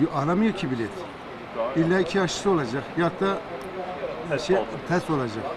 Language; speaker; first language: Turkish; non-native, fluent; Persian